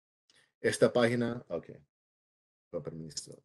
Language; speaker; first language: Spanish; early bilingual, heritage; English